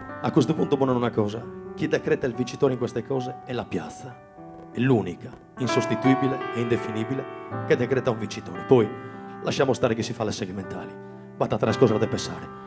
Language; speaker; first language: Italian; non-native, local second language; Sardinian